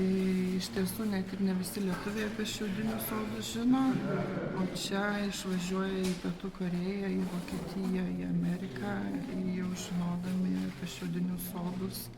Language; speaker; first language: Lithuanian; native; Lithuanian